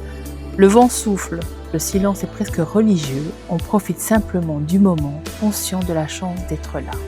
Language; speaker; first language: French; native; French